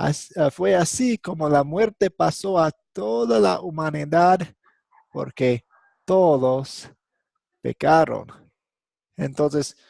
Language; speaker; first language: Spanish; non-native, fluent; English